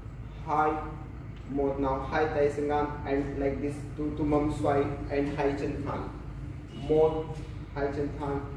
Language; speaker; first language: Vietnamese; non-native, learner; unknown